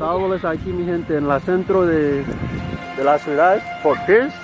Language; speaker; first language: Spanish; non-native, learner; Haitian Creole